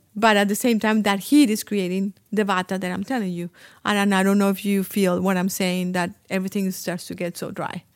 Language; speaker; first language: English; non-native, fluent; Spanish